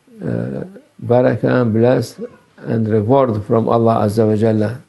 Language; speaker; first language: English; non-native, learner; Turkish